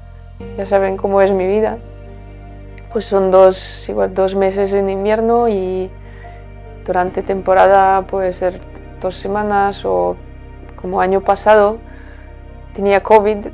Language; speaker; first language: Spanish; non-native, fluent; Latvian